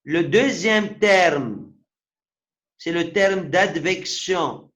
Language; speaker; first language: French; non-native, local second language; Arabic